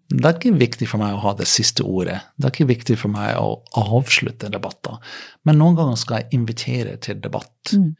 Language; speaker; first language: Norwegian; non-native, fluent; English